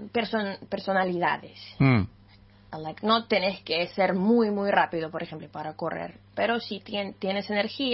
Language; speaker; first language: Spanish; non-native, fluent; Russian